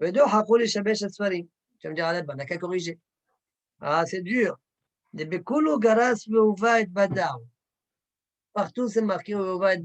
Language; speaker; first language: French; native; French